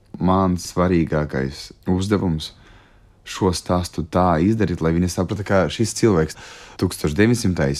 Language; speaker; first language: Latvian; non-native, local second language; Russian